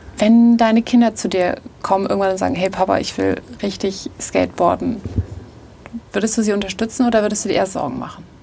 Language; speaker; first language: German; native; German